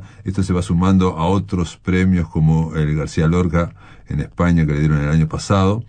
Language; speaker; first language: Spanish; native; Spanish